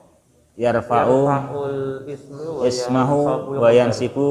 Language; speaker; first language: Arabic; non-native, fluent; Indonesian